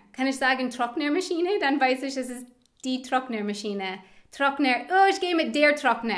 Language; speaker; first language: German; non-native, fluent; English